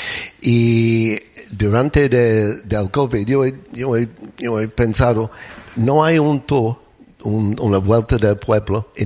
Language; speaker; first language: Spanish; non-native, learner; English